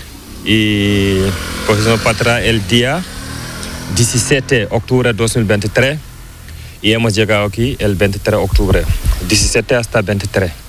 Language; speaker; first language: Spanish; non-native, learner; Fula